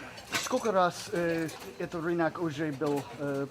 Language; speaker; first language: Russian; non-native, learner; English